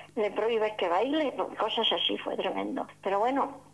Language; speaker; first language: Spanish; native; Spanish